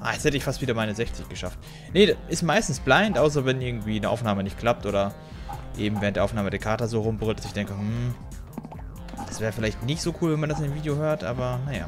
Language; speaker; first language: German; native; German